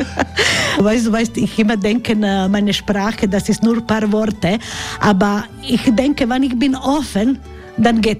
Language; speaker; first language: German; non-native, learner; Croatian